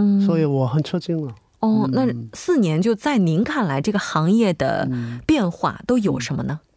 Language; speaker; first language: Chinese; non-native, learner; Korean